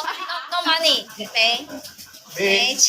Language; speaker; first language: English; non-native, learner; Chinese